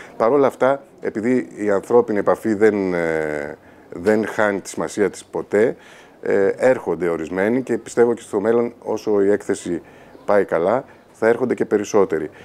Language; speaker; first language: Greek; native; Greek